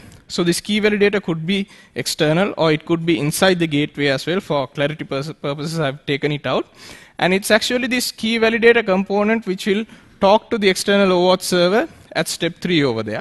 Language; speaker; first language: English; non-native, local second language; Sinhala